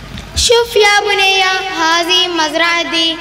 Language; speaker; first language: Arabic; non-native, learner; Malayalam